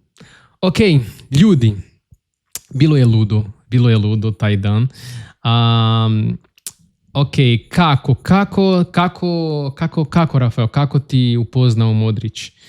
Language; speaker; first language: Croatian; non-native, learner; Portuguese